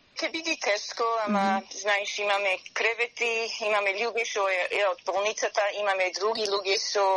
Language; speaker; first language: Macedonian; early bilingual, heritage; Macedonian